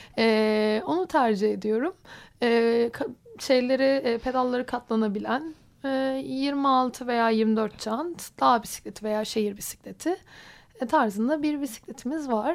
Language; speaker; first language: Turkish; native; Turkish